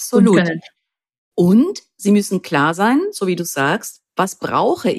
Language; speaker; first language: German; native; German